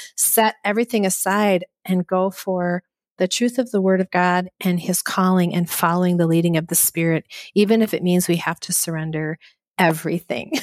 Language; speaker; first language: English; native; English